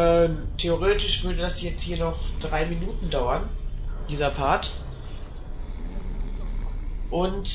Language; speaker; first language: German; native; German